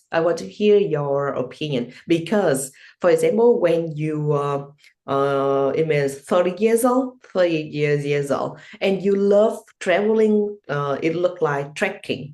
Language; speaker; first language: English; non-native, learner; Vietnamese